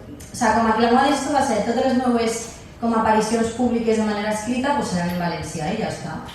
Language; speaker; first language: Catalan; non-native, local second language; Spanish